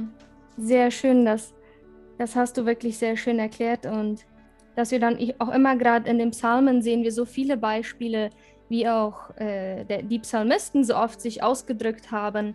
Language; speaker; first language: German; early bilingual, heritage; German